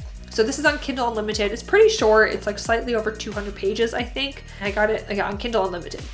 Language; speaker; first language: English; native; English